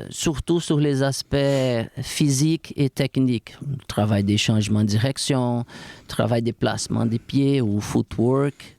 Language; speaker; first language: French; non-native, fluent; Portuguese